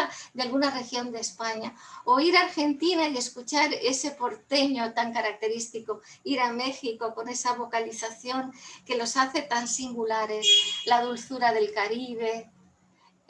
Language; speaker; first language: Spanish; native; Spanish